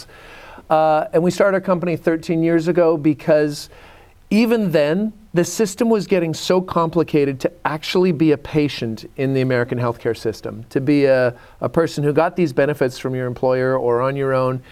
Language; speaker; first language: English; native; English